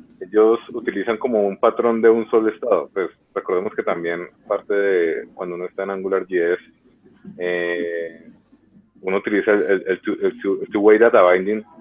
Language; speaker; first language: Spanish; native; Spanish